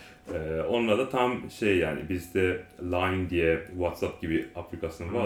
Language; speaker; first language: Turkish; non-native, learner; Japanese